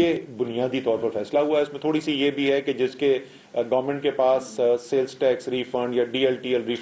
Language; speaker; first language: Urdu; native; Urdu